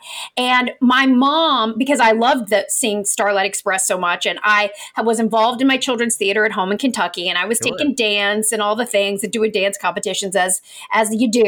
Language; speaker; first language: English; native; English